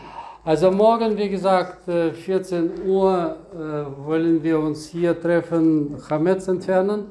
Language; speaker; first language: German; non-native, fluent; Russian